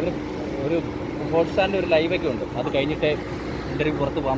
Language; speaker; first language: Malayalam; native; Malayalam